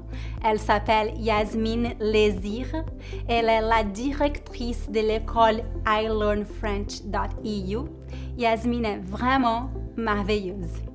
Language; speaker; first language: French; non-native, fluent; Portuguese